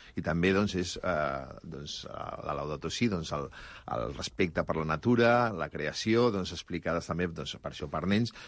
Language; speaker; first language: Catalan; native; Catalan